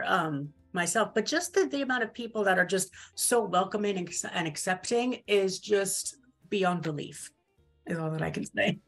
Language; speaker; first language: English; native; English